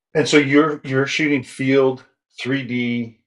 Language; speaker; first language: English; native; English